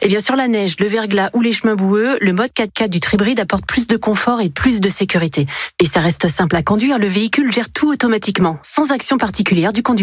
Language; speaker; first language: French; native; French